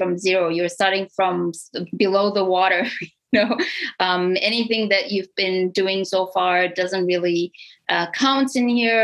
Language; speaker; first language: English; non-native, fluent; Romanian